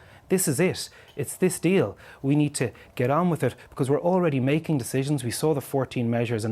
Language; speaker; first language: English; native; English